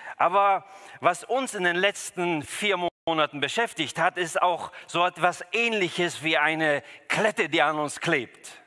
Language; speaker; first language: German; early bilingual, other home language; Russian